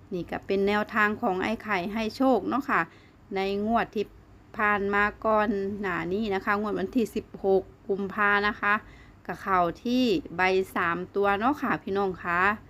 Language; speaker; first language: Thai; non-native, local second language; Northeastern Thai